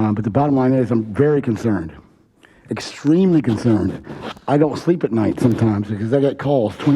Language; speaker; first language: English; native; English